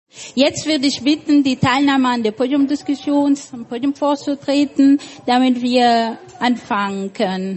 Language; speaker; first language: German; non-native, fluent; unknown